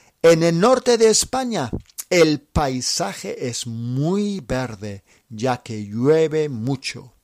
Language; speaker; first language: Spanish; non-native, fluent; English